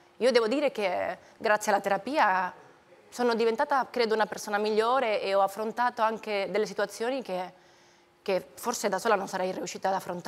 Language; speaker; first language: Italian; non-native, fluent; Spanish